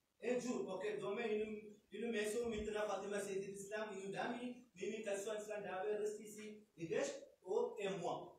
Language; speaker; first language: French; non-native, learner; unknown